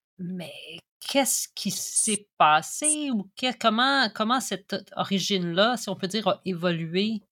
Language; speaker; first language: French; native; French